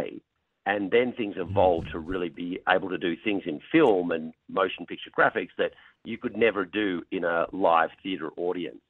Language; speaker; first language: English; native; English